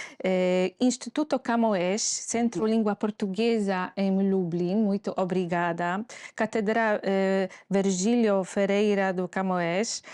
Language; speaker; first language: Portuguese; non-native, fluent; Polish